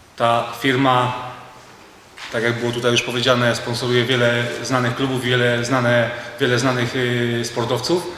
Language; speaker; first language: Polish; native; Polish